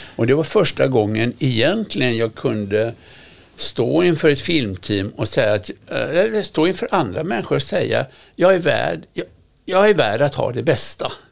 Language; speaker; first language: Swedish; native; Swedish